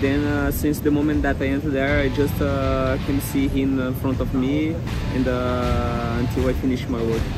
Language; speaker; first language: English; non-native, fluent; Portuguese